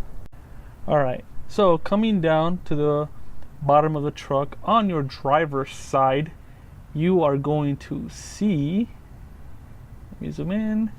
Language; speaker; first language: English; native; English